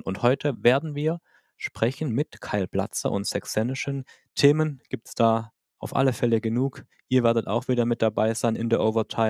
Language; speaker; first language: German; native; German